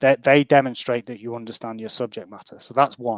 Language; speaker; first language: English; native; English